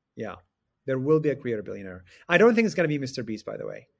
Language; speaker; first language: English; non-native, fluent; Arabic